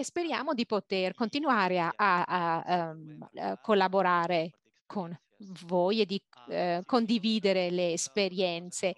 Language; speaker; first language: Italian; native; Italian